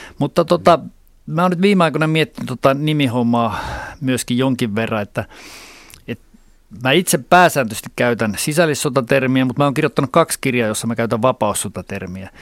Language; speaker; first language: Finnish; native; Finnish